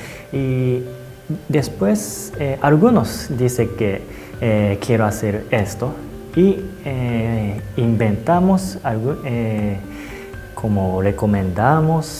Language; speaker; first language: Spanish; non-native, learner; Japanese